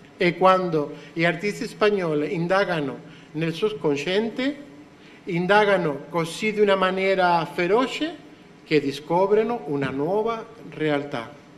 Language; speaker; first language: Italian; non-native, fluent; Spanish